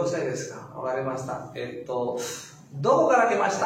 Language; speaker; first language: Japanese; non-native, fluent; Filipino